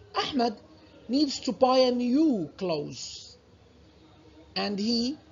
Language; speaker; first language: English; non-native, fluent; Arabic